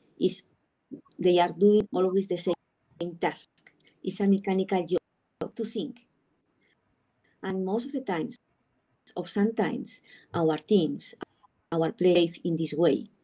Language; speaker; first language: English; non-native, learner; Spanish